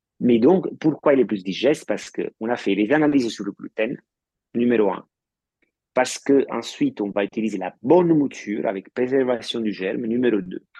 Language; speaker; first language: French; non-native, fluent; Italian